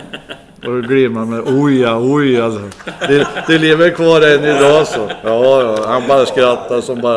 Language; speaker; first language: Swedish; native; Swedish